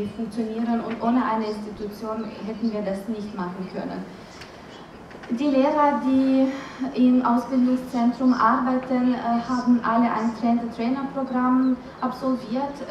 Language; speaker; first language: German; non-native, fluent; Romanian